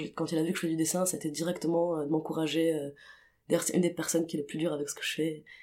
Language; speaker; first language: French; non-native, local second language; Arabic